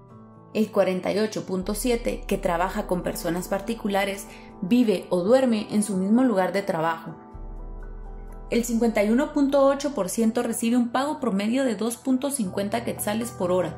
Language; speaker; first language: Spanish; native; Spanish